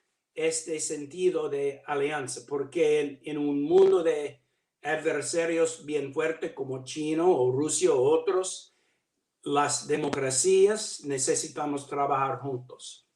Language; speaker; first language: Spanish; non-native, fluent; English